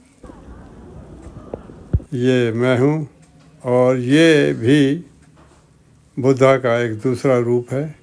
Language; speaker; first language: Urdu; native; Urdu